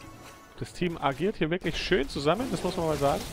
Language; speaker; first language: German; native; German